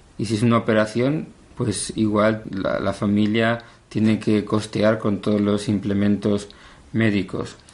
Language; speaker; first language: Spanish; native; Spanish